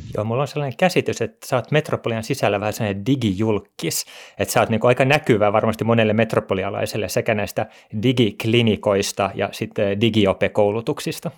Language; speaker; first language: Finnish; native; Finnish